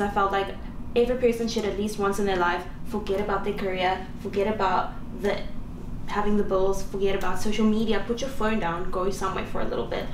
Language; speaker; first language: English; non-native, local second language; Afrikaans